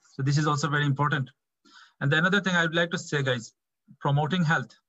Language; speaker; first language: English; non-native, local second language; Bangla